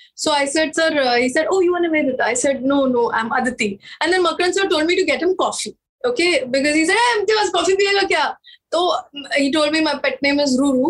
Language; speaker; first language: English; non-native, local second language; Marathi